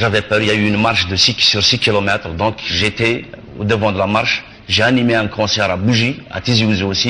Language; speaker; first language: French; non-native, local second language; Kabyle